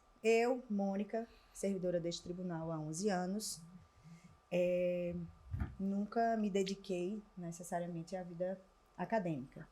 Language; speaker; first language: Portuguese; native; Portuguese